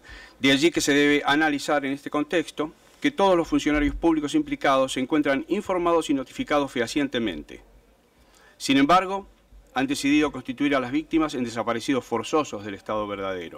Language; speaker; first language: Spanish; native; Spanish